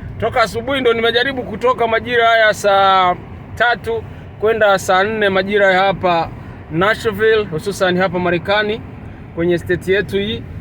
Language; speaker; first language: Swahili; native; Swahili